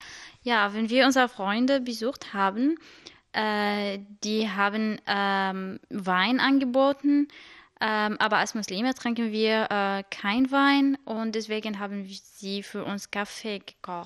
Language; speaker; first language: German; non-native, learner; Arabic